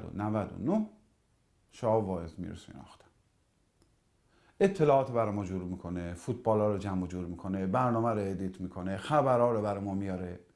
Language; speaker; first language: Persian; native; Persian